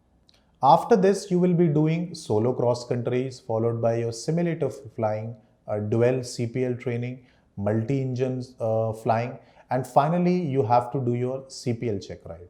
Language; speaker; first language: English; non-native, local second language; Hindi